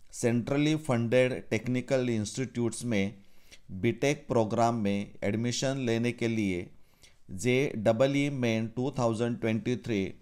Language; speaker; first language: Hindi; non-native, local second language; Marathi